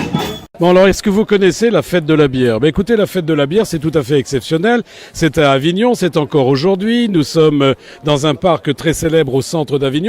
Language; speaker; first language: French; native; French